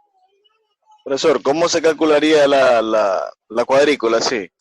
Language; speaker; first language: Spanish; native; Spanish